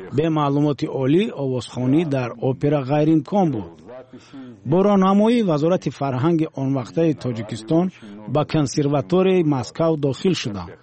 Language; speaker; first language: Tajik; non-native, local second language; Russian